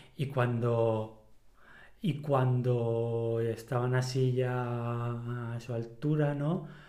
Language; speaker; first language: Spanish; native; Spanish